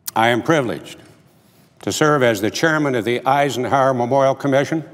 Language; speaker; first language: English; native; English